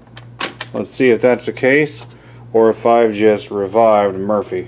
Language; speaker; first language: English; native; English